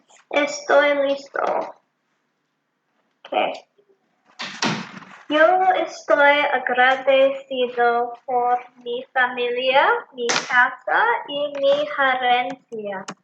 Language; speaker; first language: Spanish; non-native, learner; English